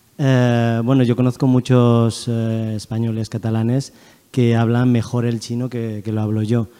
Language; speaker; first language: Spanish; early bilingual, other home language; Chinese